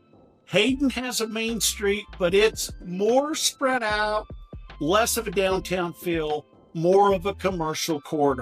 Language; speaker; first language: English; native; English